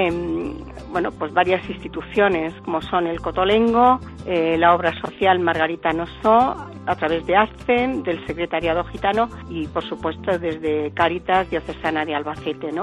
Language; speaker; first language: Spanish; native; Spanish